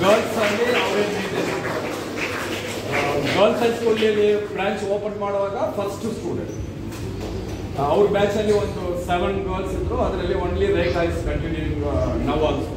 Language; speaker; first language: Kannada; non-native, local second language; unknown